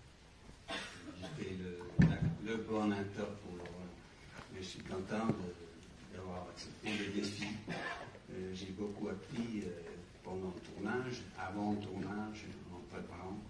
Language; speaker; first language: French; non-native, fluent; English